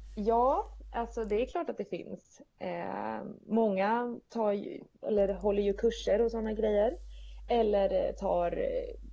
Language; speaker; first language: Swedish; native; Swedish